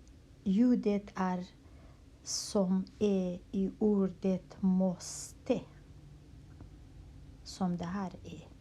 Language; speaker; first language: Swedish; non-native, local second language; Kurdish